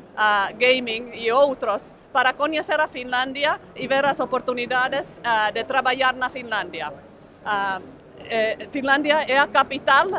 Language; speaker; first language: Portuguese; non-native, fluent; Finnish